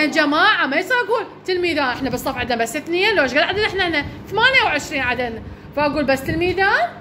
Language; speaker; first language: Arabic; native; Arabic